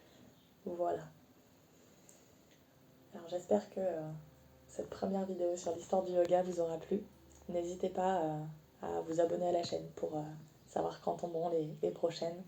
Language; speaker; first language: French; native; French